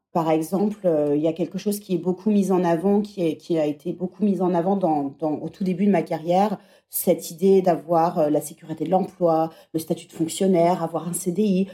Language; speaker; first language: French; native; French